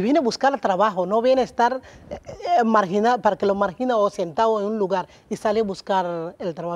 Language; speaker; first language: Spanish; non-native, learner; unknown